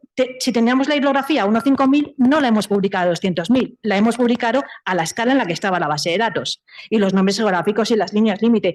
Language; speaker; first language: Spanish; native; Spanish